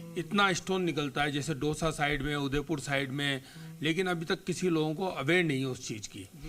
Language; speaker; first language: Hindi; native; Hindi